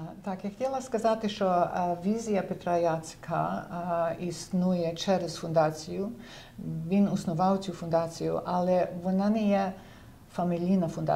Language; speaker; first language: Ukrainian; early bilingual, heritage; Ukrainian